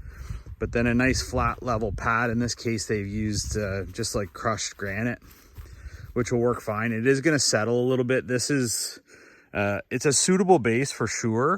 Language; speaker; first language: English; native; English